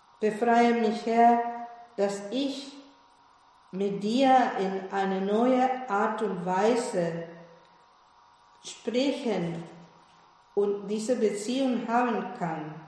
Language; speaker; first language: German; non-native, fluent; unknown